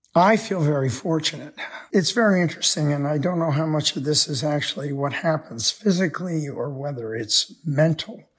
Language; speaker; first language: English; native; English